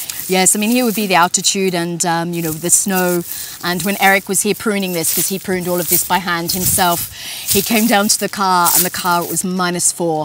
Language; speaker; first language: English; native; English